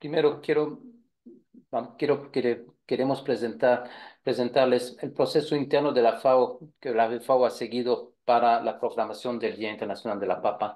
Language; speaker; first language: Spanish; non-native, fluent; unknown